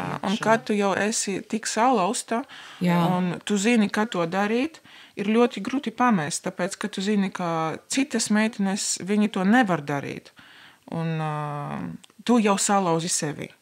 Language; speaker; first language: Latvian; non-native, local second language; Russian